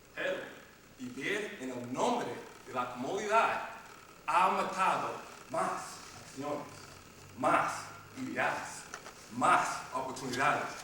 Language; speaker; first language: Spanish; non-native, learner; English